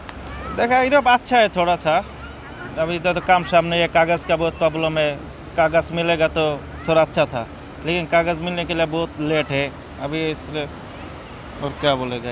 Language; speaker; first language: Hindi; non-native, learner; Bangla